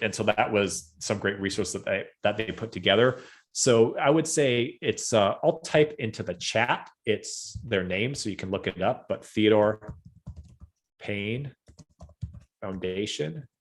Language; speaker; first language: English; native; English